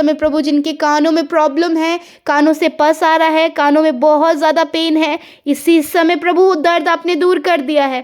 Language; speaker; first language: Hindi; native; Hindi